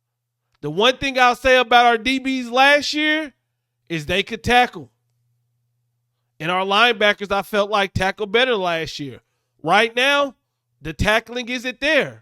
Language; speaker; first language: English; native; English